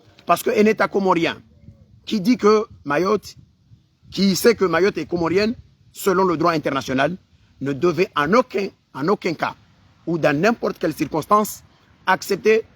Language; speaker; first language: French; non-native, local second language; Comorian